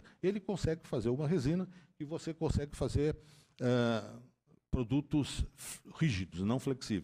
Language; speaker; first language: Portuguese; native; Portuguese